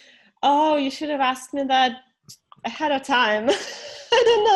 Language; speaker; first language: English; non-native, fluent; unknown